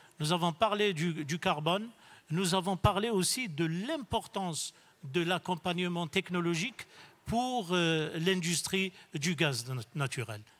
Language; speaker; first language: French; non-native, local second language; Arabic